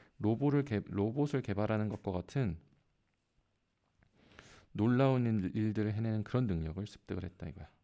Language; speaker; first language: Korean; native; Korean